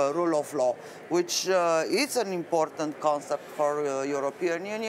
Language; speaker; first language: English; non-native, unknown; Romanian